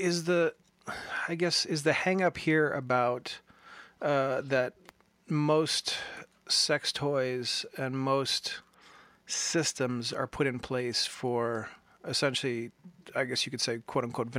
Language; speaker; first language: English; native; English